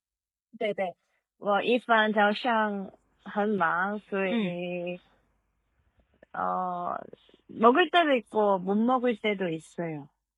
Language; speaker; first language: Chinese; non-native, learner; Korean